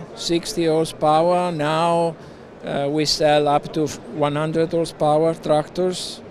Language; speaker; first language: English; non-native, fluent; Italian